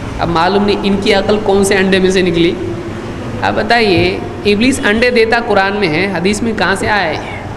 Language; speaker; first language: Urdu; native; Urdu